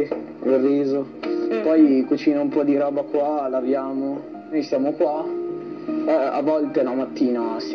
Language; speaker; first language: Italian; early bilingual, other home language; Filipino